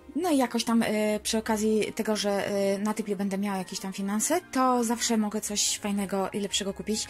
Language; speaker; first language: Polish; non-native, fluent; Ukrainian